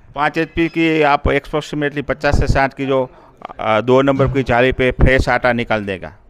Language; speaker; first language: Hindi; non-native, local second language; Gujarati